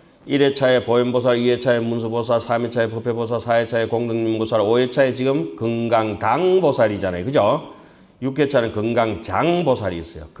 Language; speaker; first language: Korean; native; Korean